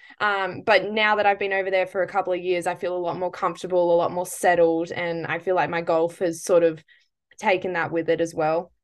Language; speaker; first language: English; native; English